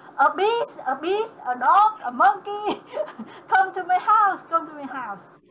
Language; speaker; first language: English; non-native, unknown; Vietnamese